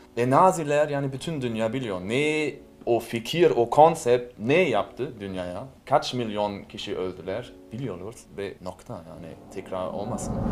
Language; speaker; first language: Turkish; non-native, learner; German